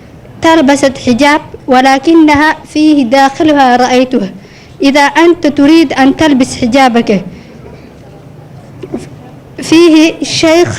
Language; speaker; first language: Arabic; non-native, learner; Somali